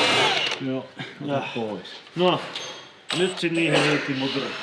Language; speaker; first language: Finnish; native; Finnish